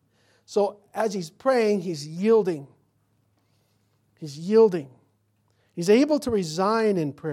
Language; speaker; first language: English; native; English